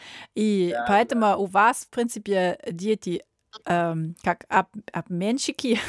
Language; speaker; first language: Russian; non-native, learner; German